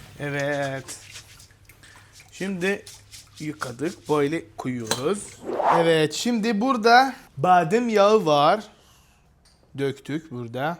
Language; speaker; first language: Turkish; non-native, fluent; Arabic